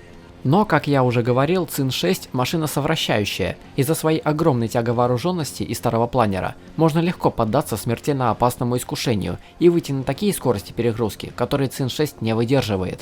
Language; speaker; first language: Russian; native; Russian